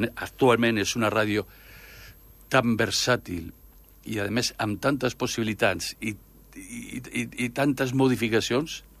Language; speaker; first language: Spanish; non-native, local second language; Catalan